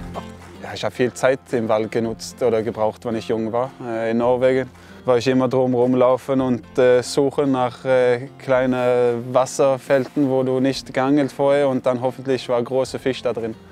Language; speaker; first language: German; non-native, fluent; Norwegian